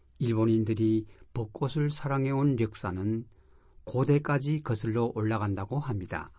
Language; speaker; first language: Korean; native; Korean